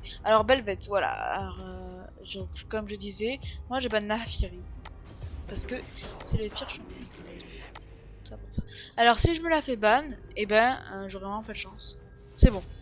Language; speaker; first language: French; native; French